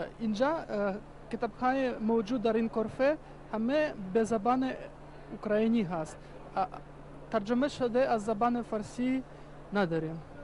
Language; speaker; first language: Persian; non-native, learner; Ukrainian